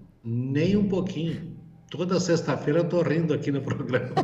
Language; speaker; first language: Portuguese; native; Portuguese